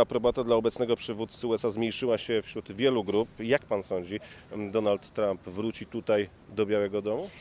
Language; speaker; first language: Polish; native; Polish